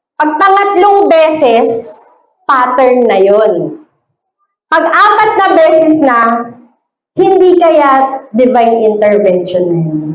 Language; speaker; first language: Filipino; native; Filipino